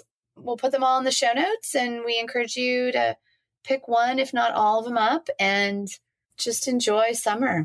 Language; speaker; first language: English; native; English